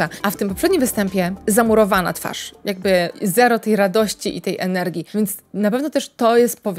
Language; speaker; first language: Polish; native; Polish